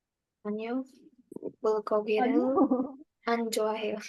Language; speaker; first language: Korean; non-native, learner; Indonesian